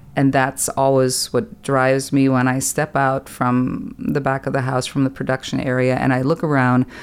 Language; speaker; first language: English; non-native, fluent; German